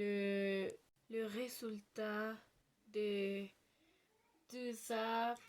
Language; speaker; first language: French; non-native, learner; Spanish